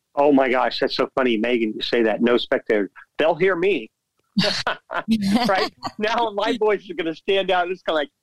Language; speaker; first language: English; native; English